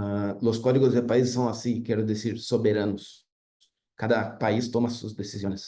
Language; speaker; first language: Spanish; non-native, fluent; Portuguese